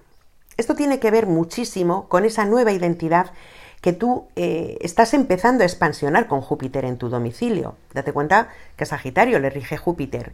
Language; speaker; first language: Spanish; native; Spanish